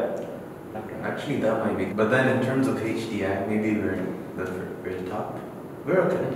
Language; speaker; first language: English; non-native, local second language; Swahili